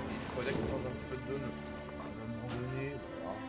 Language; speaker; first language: French; native; French